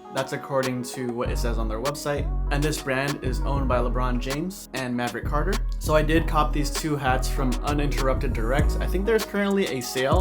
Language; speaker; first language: English; native; English